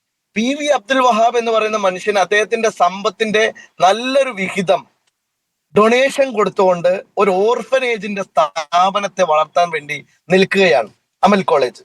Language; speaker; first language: Malayalam; native; Malayalam